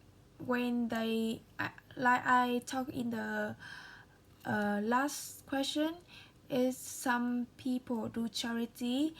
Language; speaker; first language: English; non-native, learner; Vietnamese